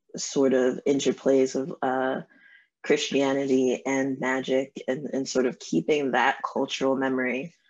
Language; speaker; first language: English; native; English